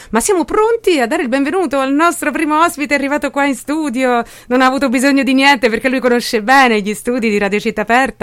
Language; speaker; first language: Italian; native; Italian